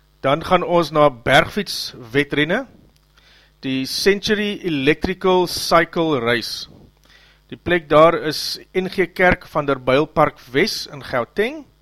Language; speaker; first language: Afrikaans; native; Afrikaans